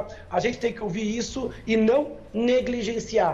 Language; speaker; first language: Portuguese; native; Portuguese